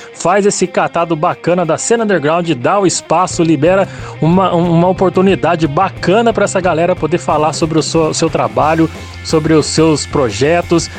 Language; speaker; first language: Portuguese; native; Portuguese